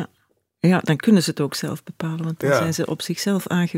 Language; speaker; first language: Dutch; native; Dutch